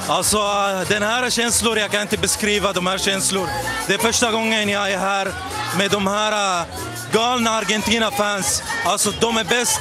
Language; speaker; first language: Swedish; non-native, learner; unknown